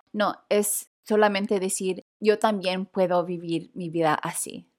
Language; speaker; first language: Spanish; early bilingual, heritage; Spanish